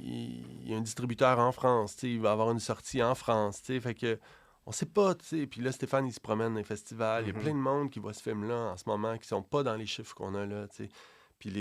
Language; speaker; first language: French; native; French